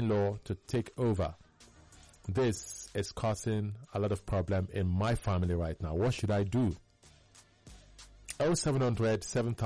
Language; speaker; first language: English; non-native, local second language; Igbo